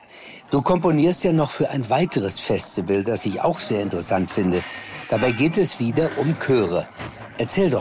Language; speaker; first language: German; native; German